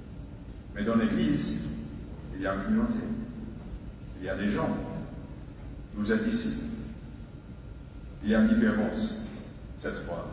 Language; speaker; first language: French; non-native, fluent; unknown